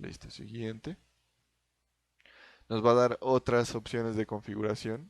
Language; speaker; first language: Spanish; native; Spanish